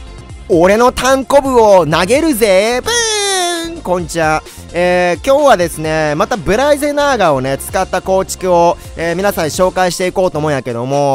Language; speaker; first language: Japanese; native; Japanese